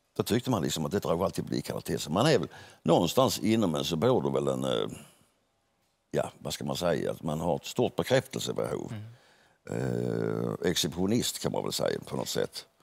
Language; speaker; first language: Swedish; native; Swedish